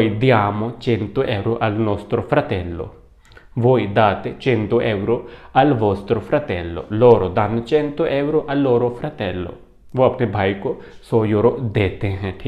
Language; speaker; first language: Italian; non-native, fluent; Urdu